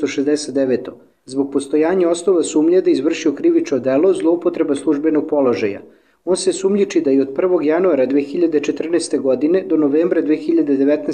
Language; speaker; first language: Serbian; native; Serbian